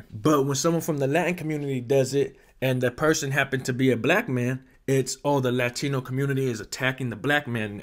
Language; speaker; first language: English; native; English